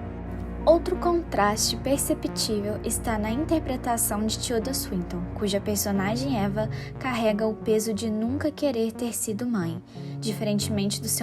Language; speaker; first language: Portuguese; native; Portuguese